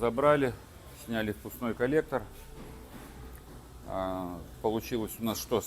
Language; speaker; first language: Russian; native; Russian